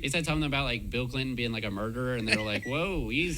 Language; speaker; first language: English; native; English